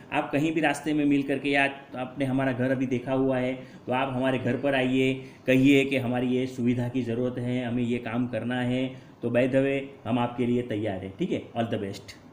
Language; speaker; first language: Hindi; non-native, local second language; Gujarati